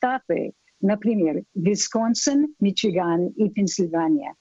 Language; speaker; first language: Russian; non-native, fluent; English